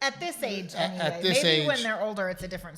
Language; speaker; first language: English; native; English